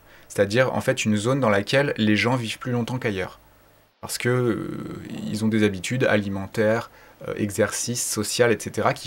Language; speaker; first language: French; native; French